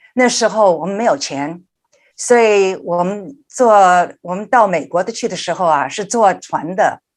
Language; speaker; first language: Chinese; early bilingual, heritage; Chinese